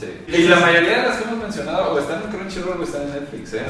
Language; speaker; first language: Spanish; native; Spanish